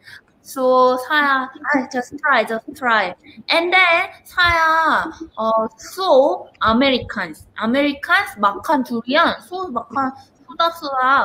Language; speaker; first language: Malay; non-native, learner; Korean